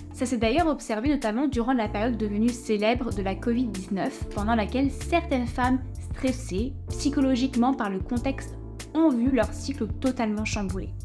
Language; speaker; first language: French; native; French